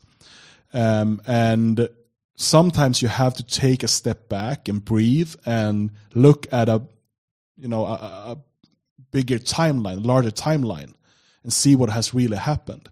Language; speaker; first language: English; non-native, fluent; Swedish